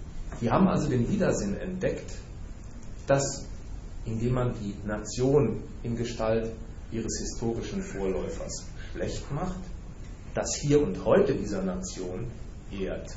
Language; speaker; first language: German; native; German